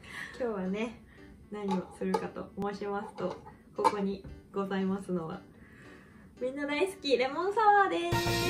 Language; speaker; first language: Japanese; native; Japanese